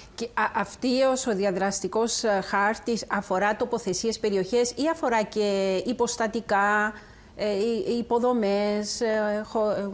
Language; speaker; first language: Greek; native; Greek